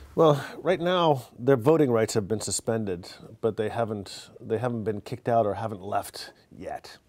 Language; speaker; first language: English; native; English